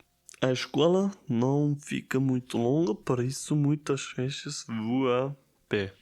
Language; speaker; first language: Portuguese; non-native, learner; German